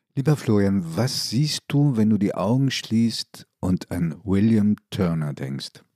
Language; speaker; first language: German; early bilingual, other home language; Italian